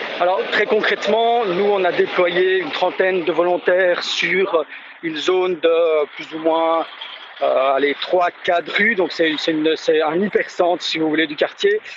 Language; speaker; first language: French; native; French